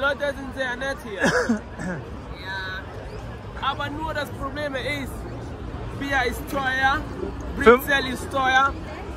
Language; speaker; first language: German; non-native, learner; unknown